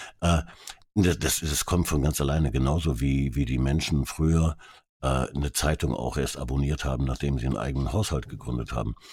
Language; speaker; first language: German; early bilingual, other home language; Hungarian